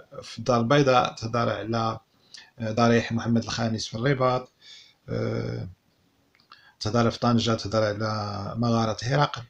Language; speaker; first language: Arabic; native; Arabic